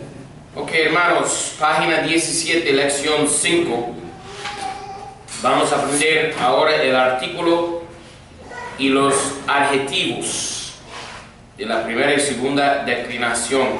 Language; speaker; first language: Spanish; non-native, fluent; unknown